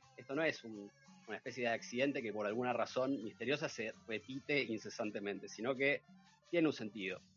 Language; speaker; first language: Spanish; native; Spanish